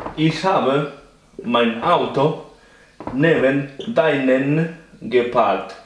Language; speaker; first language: German; non-native, fluent; Spanish